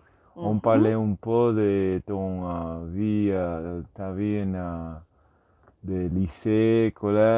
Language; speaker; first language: French; non-native, learner; Spanish